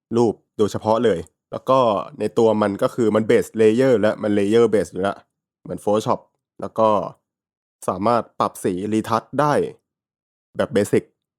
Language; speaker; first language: Thai; native; Thai